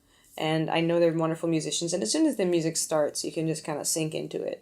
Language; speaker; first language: English; native; English